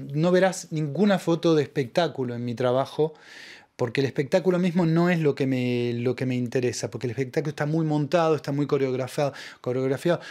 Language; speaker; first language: Spanish; native; Spanish